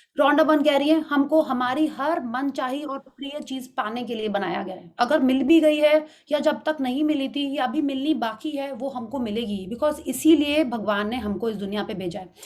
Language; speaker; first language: Hindi; native; Hindi